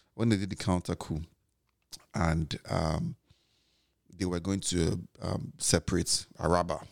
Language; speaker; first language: English; non-native, local second language; Igbo